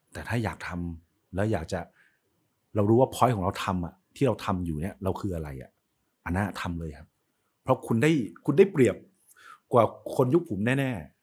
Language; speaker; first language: Thai; native; Thai